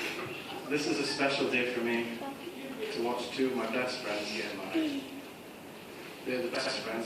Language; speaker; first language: English; native; English